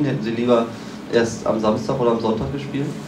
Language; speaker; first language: German; native; German